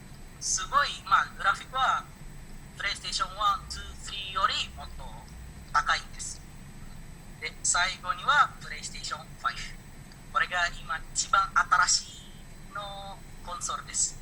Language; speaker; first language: Japanese; non-native, learner; Indonesian